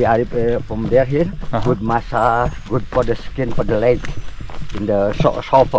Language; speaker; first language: English; non-native, learner; Indonesian